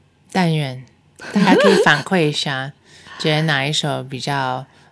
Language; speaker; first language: Chinese; early bilingual, other home language; English